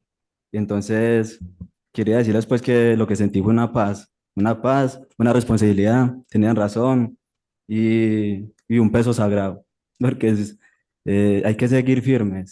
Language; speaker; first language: Spanish; native; Spanish